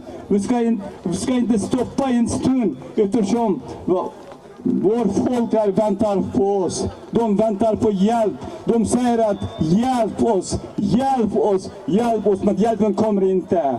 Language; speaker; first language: Swedish; non-native, learner; Uyghur